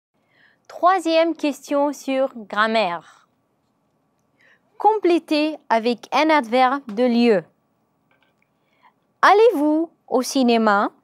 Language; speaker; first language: French; non-native, learner; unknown